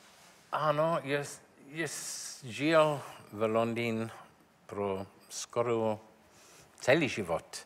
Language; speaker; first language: Czech; non-native, learner; English